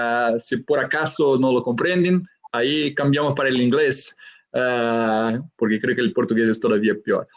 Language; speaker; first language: Spanish; non-native, fluent; Portuguese